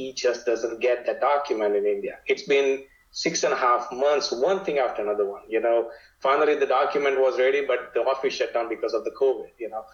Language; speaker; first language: English; non-native, local second language; Gujarati